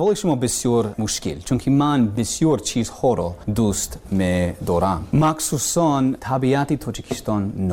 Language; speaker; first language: Persian; non-native, learner; English